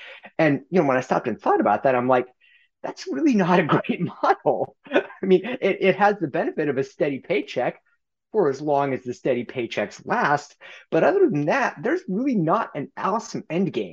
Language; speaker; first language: English; native; English